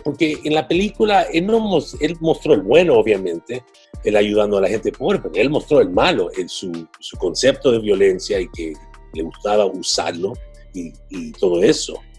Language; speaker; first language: Spanish; early bilingual, heritage; Spanish